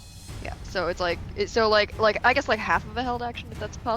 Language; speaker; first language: English; native; English